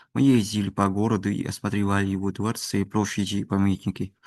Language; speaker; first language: Russian; non-native, learner; Indonesian